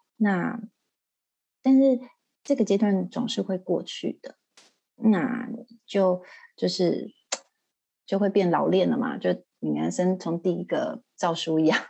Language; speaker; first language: Chinese; native; Chinese